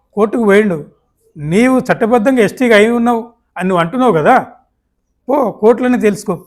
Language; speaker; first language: Telugu; native; Telugu